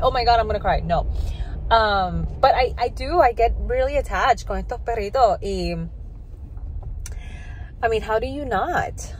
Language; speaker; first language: English; non-native, fluent; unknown